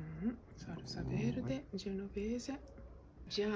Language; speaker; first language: Italian; non-native, learner; Japanese